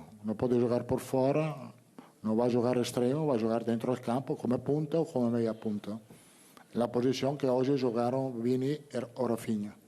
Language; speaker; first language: Portuguese; non-native, learner; Italian